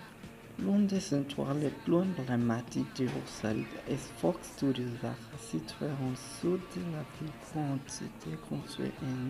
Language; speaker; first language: French; non-native, learner; Spanish